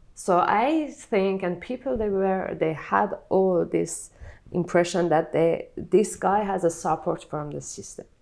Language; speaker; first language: English; non-native, fluent; Persian